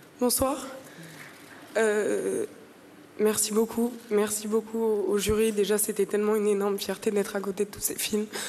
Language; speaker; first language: French; native; French